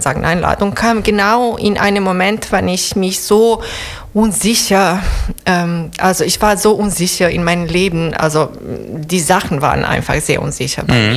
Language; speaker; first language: German; non-native, fluent; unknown